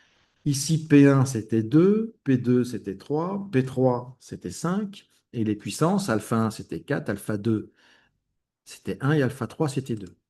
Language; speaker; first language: French; native; French